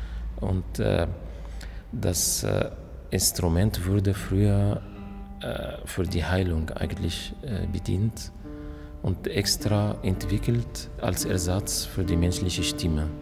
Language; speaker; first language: German; non-native, fluent; Arabic